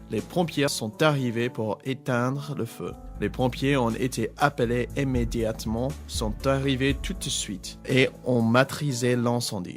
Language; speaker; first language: French; non-native, learner; English